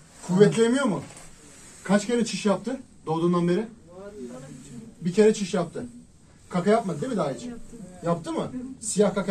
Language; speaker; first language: Turkish; native; Turkish